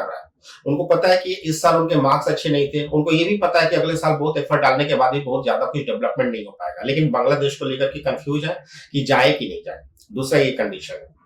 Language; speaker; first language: Hindi; native; Hindi